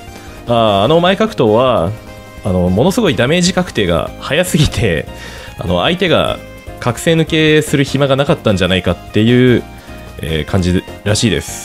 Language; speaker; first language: Japanese; native; Japanese